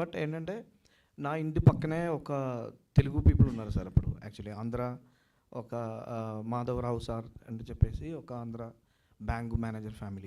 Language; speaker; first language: Telugu; non-native, learner; Malayalam